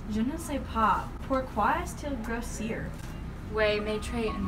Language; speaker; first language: French; non-native, learner; English